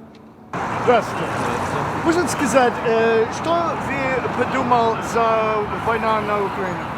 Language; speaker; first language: Russian; non-native, learner; English